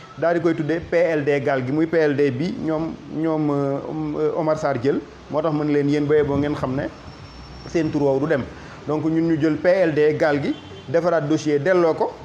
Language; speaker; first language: Wolof; native; Wolof